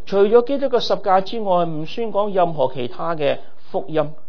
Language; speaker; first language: Cantonese; native; Cantonese